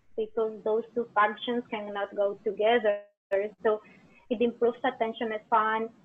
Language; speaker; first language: English; non-native, fluent; Spanish